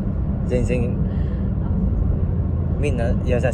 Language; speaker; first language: Japanese; non-native, learner; Indonesian